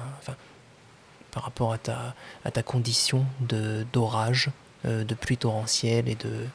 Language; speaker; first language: French; native; French